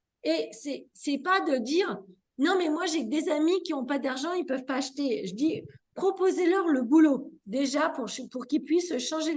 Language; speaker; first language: French; native; French